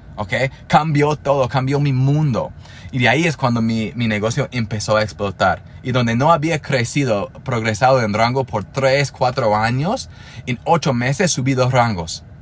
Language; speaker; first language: Spanish; non-native, fluent; English